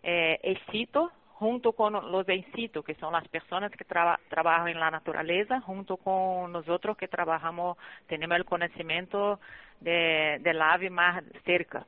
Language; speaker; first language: Spanish; non-native, fluent; Portuguese